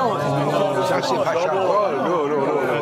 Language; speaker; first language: French; non-native, fluent; English